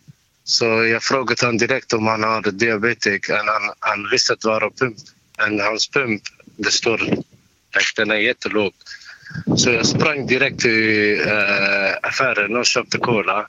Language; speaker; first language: Swedish; non-native, learner; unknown